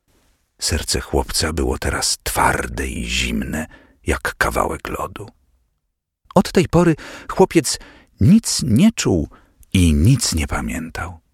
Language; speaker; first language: Polish; native; Polish